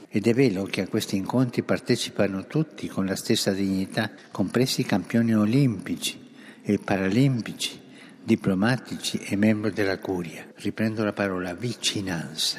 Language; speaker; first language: Italian; non-native, fluent; Spanish